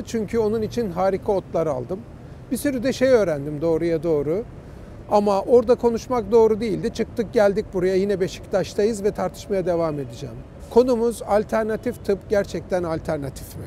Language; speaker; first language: Turkish; native; Turkish